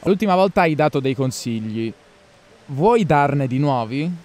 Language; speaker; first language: Italian; native; Italian